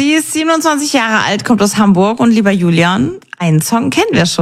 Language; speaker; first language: German; native; German